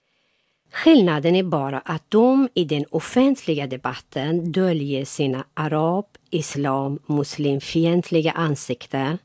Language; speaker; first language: Swedish; non-native, fluent; Persian